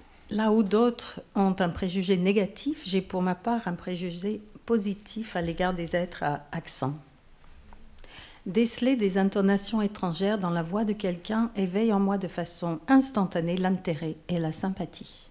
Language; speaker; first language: French; non-native, fluent; English